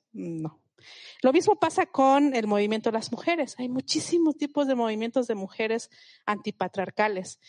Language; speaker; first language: Spanish; non-native, local second language; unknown